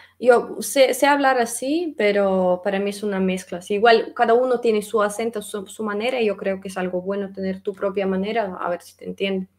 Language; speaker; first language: Spanish; non-native, fluent; Russian